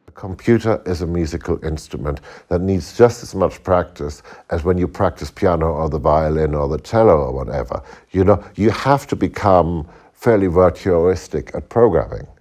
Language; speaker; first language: English; non-native, fluent; German